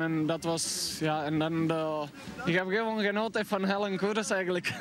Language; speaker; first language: Dutch; non-native, fluent; Czech